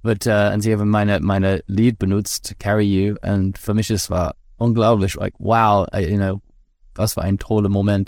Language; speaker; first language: German; non-native, learner; English